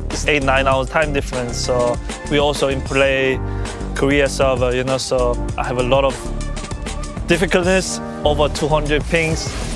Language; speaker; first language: English; non-native, fluent; Korean